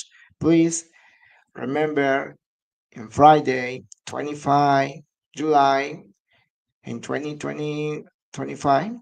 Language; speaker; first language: English; non-native, learner; Spanish